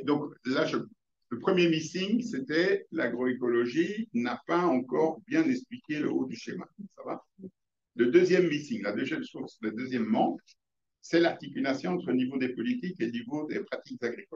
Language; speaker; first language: French; native; French